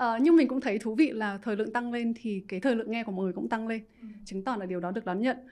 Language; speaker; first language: Vietnamese; native; Vietnamese